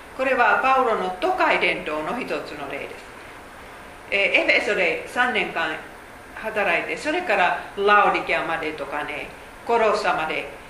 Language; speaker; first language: Japanese; non-native, fluent; Finnish